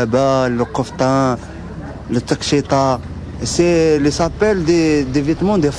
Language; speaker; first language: French; non-native, learner; Arabic